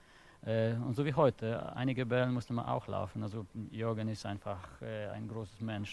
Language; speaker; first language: German; non-native, fluent; Polish